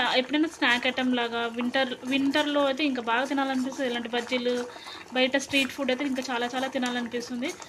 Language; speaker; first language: Telugu; non-native, local second language; Lambadi